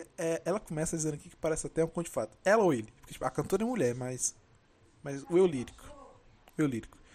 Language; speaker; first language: Portuguese; native; Portuguese